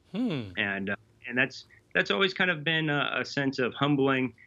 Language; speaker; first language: English; native; English